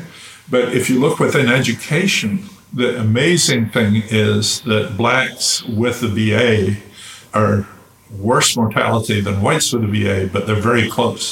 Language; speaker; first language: English; native; English